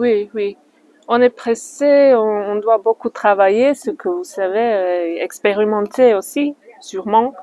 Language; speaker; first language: French; non-native, fluent; Slovak